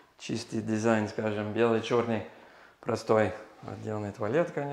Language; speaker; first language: Russian; non-native, learner; English